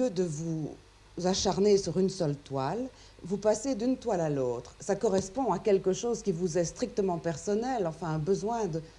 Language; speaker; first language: French; native; French